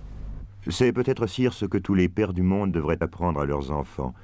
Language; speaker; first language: French; native; French